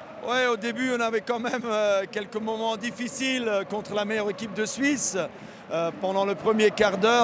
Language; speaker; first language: French; non-native, fluent; German